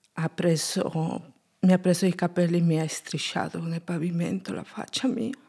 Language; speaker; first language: Italian; non-native, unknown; Spanish